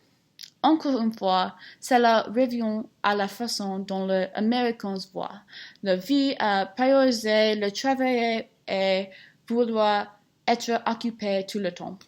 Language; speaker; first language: French; non-native, learner; English